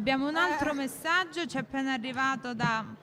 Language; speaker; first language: Italian; native; Italian